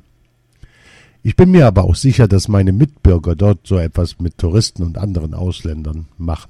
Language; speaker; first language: German; early bilingual, other home language; Arabic